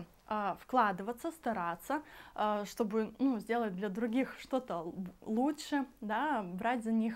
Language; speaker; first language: Russian; native; Russian